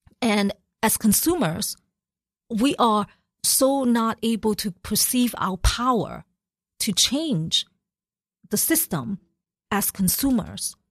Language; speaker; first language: English; early bilingual, other home language; Cantonese